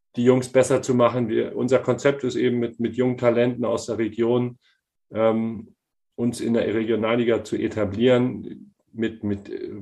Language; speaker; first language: German; native; German